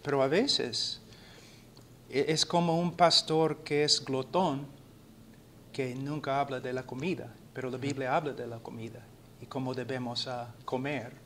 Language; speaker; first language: Spanish; non-native, fluent; English